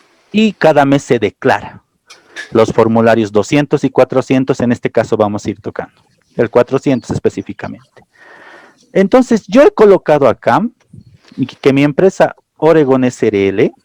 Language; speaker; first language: Spanish; native; Spanish